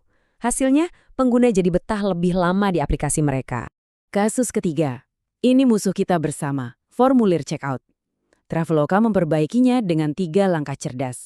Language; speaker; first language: Indonesian; native; Indonesian